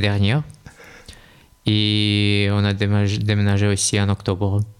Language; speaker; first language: French; non-native, learner; Russian